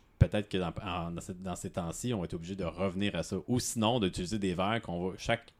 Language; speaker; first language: French; native; French